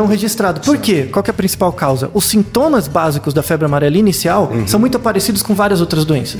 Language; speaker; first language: Portuguese; native; Portuguese